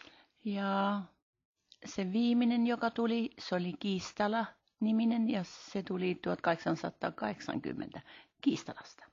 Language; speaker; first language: Finnish; early bilingual, heritage; Finnish